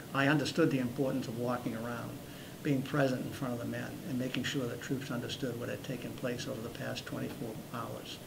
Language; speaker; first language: English; native; English